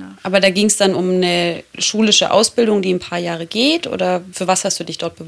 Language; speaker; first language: German; native; German